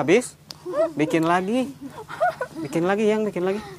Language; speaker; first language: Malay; non-native, local second language; Sundanese